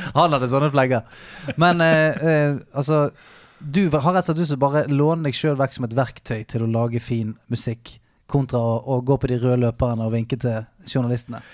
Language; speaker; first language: Norwegian; native; Norwegian